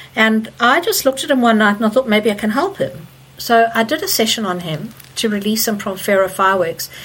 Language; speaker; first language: English; native; English